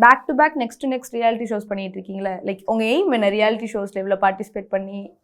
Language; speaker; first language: Tamil; native; Tamil